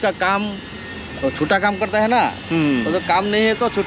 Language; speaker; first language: Hindi; non-native, learner; Bangla